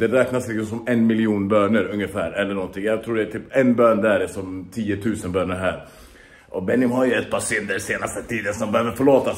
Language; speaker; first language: Swedish; native; Swedish